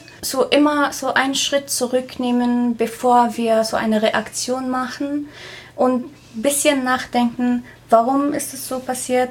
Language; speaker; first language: German; non-native, fluent; Arabic